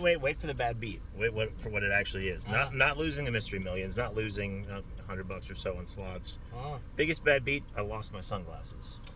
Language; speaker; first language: English; native; English